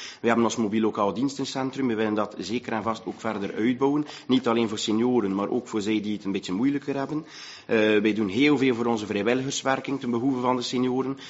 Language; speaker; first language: Dutch; native; Dutch